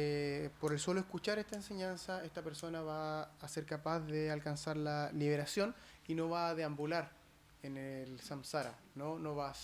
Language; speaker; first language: Spanish; native; Spanish